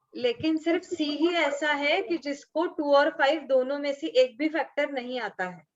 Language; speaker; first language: Hindi; non-native, local second language; Marathi